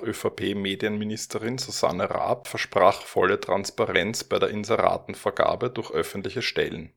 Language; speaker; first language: German; native; German